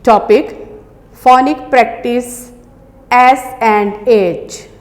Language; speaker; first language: English; non-native, local second language; Urdu